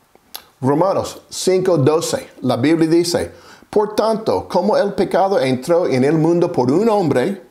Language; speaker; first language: Spanish; non-native, fluent; English